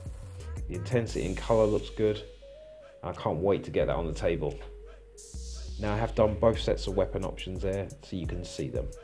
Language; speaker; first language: English; native; English